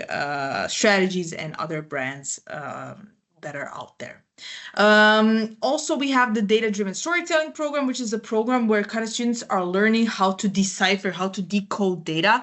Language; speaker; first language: English; non-native, fluent; Croatian